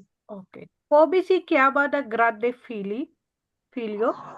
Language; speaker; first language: Italian; non-native, learner; Urdu